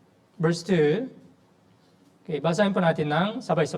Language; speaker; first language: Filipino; non-native, learner; Korean